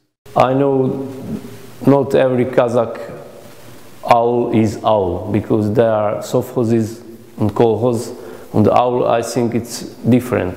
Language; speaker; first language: English; non-native, learner; Hungarian